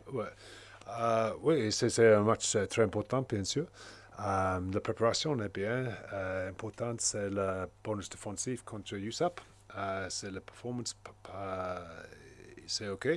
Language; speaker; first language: French; non-native, learner; English